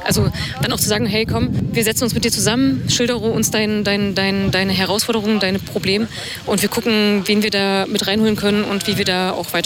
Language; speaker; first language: German; native; German